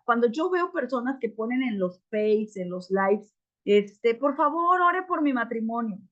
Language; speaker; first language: Spanish; native; Spanish